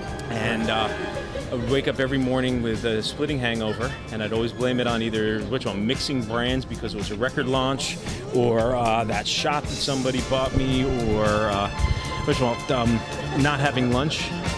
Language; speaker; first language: English; native; English